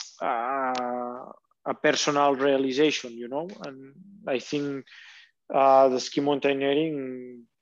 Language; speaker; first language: English; non-native, learner; Catalan